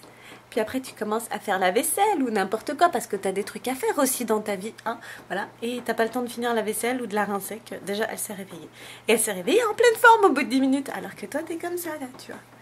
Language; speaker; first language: French; native; French